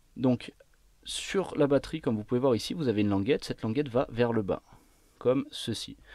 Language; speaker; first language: French; native; French